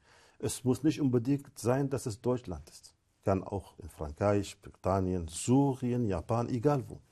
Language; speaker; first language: German; non-native, fluent; Arabic